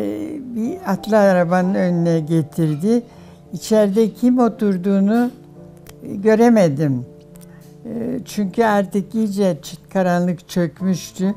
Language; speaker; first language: Turkish; non-native, fluent; German